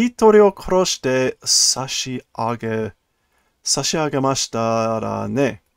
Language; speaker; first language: Japanese; non-native, learner; English